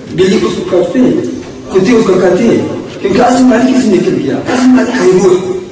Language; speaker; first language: Urdu; non-native, local second language; Pashto